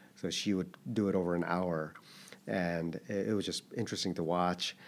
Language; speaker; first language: English; early bilingual, other home language; Korean